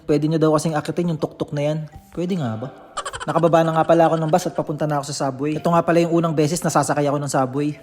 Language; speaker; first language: Filipino; native; Filipino